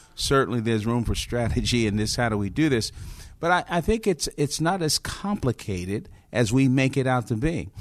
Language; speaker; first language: English; native; English